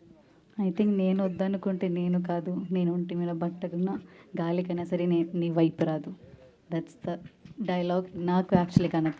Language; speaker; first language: Telugu; non-native, learner; Malayalam